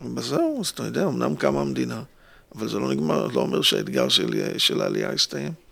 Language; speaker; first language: Hebrew; native; Hebrew